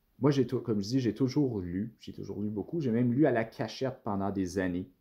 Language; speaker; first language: French; native; French